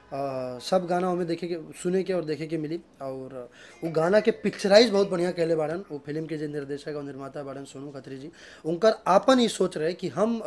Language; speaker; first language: Hindi; native; Hindi